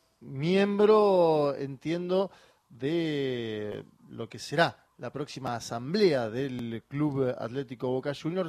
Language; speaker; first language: Spanish; native; Spanish